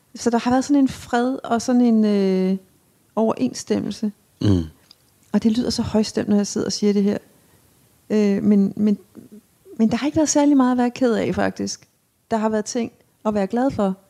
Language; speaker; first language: Danish; native; Danish